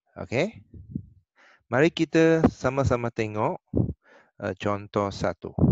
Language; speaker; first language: Malay; non-native, local second language; Chinese